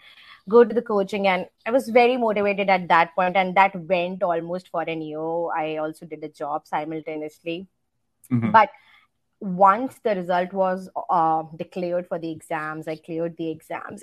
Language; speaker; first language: English; non-native, local second language; Hindi